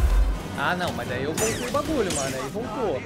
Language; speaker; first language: Portuguese; native; Portuguese